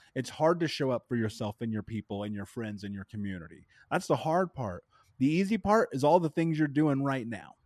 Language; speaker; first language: English; native; English